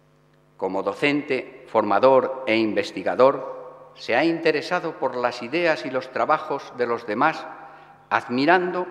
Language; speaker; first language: Spanish; native; Spanish